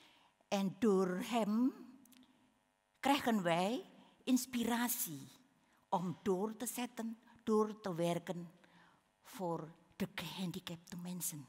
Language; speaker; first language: Dutch; non-native, learner; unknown